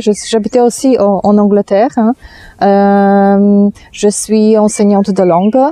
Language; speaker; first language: French; non-native, fluent; Polish